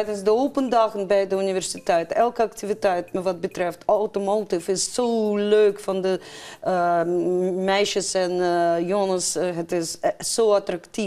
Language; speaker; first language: Dutch; non-native, fluent; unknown